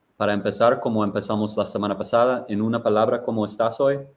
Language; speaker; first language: Spanish; non-native, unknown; English